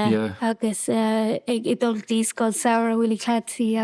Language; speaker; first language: Irish; non-native, local second language; English